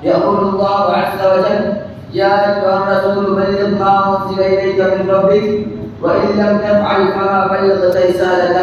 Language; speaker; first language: Arabic; non-native, learner; Urdu